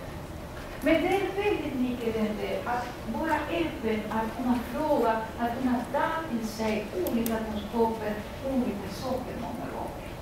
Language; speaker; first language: Swedish; non-native, fluent; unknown